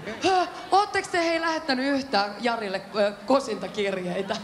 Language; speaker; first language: Finnish; native; Finnish